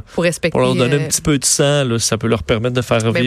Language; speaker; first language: French; native; French